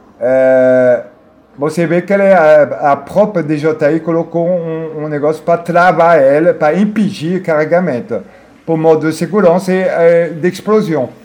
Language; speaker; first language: Portuguese; non-native, learner; French